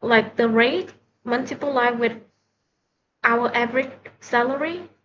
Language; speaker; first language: English; non-native, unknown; Vietnamese